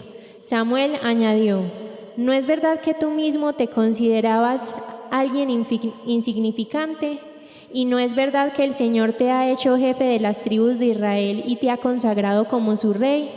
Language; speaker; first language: Spanish; native; Spanish